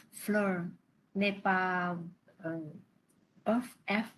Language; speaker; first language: French; non-native, learner; Vietnamese